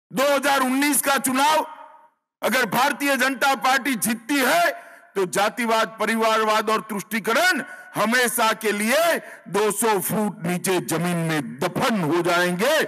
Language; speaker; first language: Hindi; non-native, local second language; Gujarati